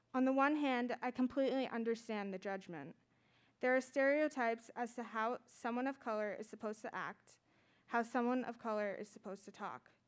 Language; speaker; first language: English; native; English